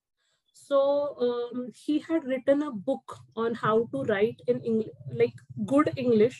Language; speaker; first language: English; non-native, local second language; Marathi